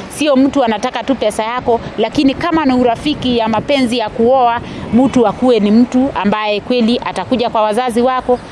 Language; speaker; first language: Swahili; non-native, local second language; Kalenjin